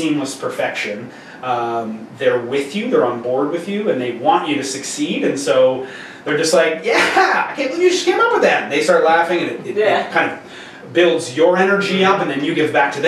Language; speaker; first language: English; native; English